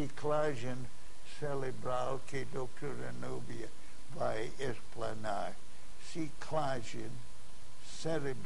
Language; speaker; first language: Portuguese; non-native, fluent; English